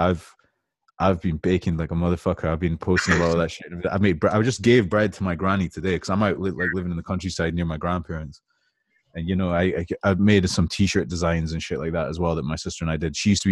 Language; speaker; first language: English; native; English